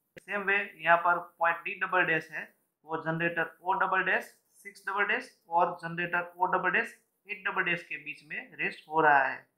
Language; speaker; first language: Hindi; non-native, local second language; Gujarati